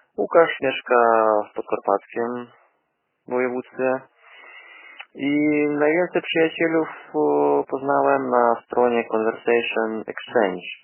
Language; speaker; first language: Polish; non-native, learner; Russian